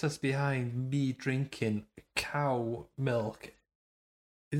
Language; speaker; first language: English; native; English